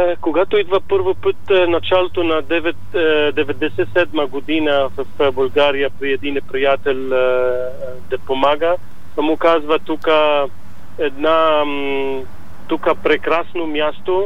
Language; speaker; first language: Bulgarian; non-native, learner; Arabic